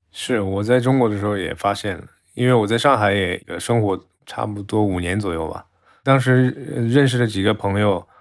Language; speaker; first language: Chinese; non-native, fluent; Japanese